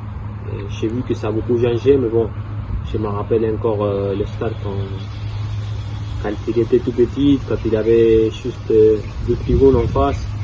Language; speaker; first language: French; non-native, fluent; Spanish